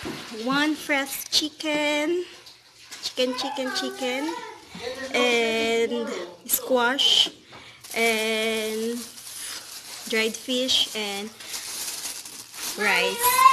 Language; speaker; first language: English; non-native, local second language; Cebuano